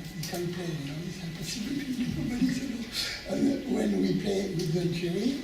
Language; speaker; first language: English; non-native, learner; French